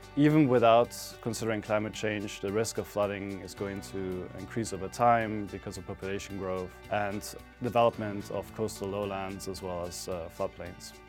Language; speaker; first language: English; non-native, fluent; German